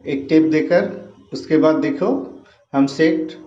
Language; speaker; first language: Hindi; non-native, local second language; Bangla